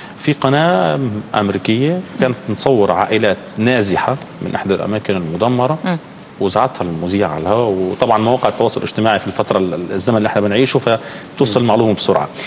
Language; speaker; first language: Arabic; native; Arabic